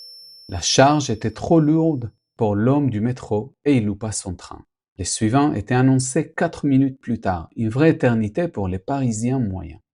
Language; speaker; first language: French; non-native, fluent; Spanish